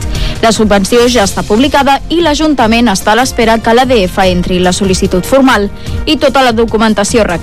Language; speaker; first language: Catalan; native; Catalan